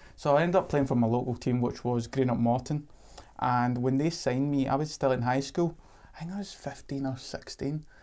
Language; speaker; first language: English; native; English